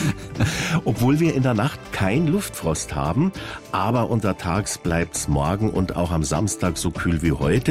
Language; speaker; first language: German; native; German